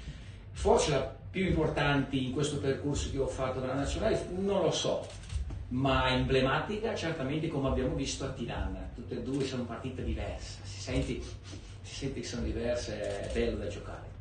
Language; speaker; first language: Italian; non-native, fluent; Portuguese